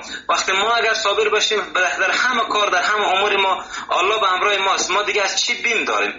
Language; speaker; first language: Persian; native; Persian